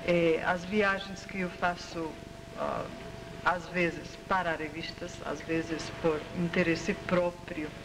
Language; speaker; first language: Portuguese; non-native, fluent; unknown